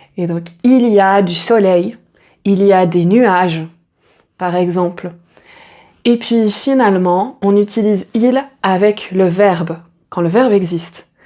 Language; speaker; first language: French; native; French